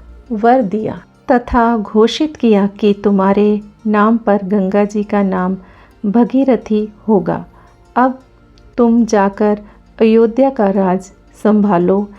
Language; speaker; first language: Hindi; native; Hindi